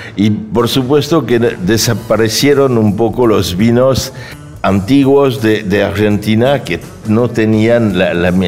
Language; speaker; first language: Spanish; non-native, fluent; French